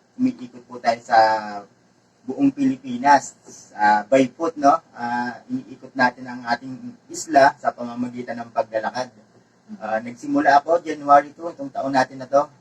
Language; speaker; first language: Filipino; native; Filipino